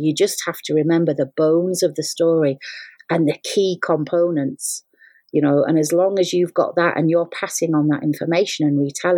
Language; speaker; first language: English; native; English